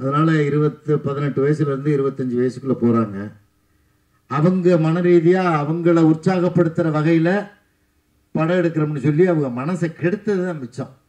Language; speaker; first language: Tamil; native; Tamil